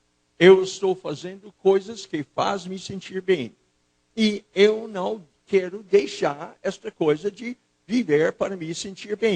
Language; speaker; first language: Portuguese; non-native, fluent; English